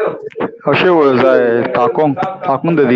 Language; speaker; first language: Chinese; non-native, learner; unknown